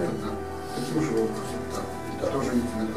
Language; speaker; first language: Russian; native; Russian